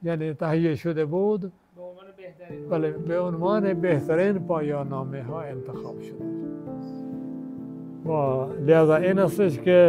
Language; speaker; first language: Persian; non-native, fluent; Urdu